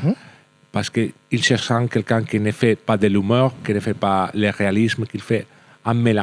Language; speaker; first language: French; non-native, learner; Spanish